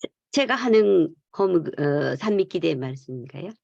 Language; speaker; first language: Korean; non-native, fluent; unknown